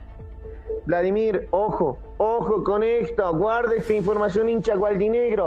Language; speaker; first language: Spanish; native; Spanish